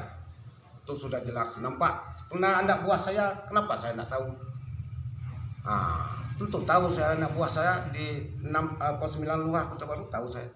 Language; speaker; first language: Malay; non-native, local second language; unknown